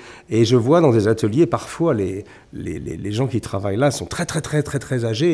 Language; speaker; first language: French; native; French